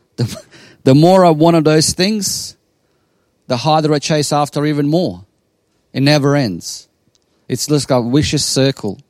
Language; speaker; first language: English; non-native, fluent; Bosnian